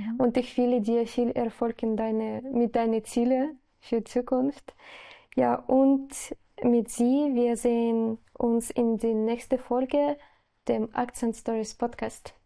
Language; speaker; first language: German; non-native, learner; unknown